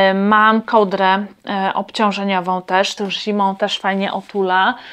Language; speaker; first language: Polish; non-native, fluent; Latvian